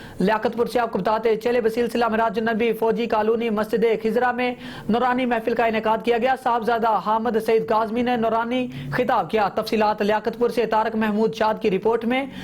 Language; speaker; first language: Urdu; native; Urdu